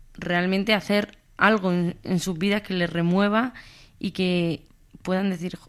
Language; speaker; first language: Spanish; native; Spanish